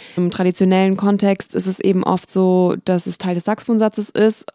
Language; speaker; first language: German; native; German